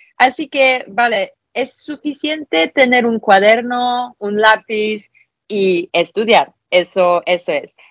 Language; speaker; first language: Spanish; non-native, fluent; Polish